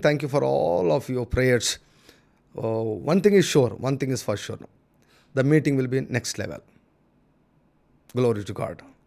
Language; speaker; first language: English; non-native, local second language; Telugu